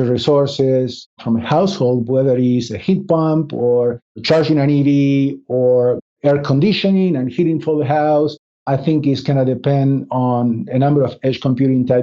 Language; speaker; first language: English; non-native, fluent; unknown